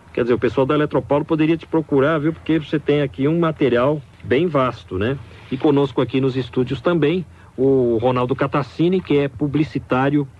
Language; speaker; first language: Portuguese; native; Portuguese